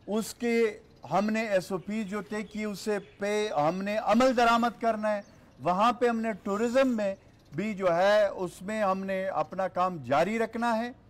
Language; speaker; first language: Urdu; non-native, local second language; Pashto